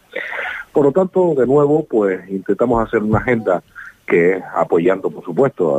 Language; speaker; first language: Spanish; native; Spanish